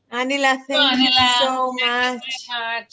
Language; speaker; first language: English; non-native, fluent; Hebrew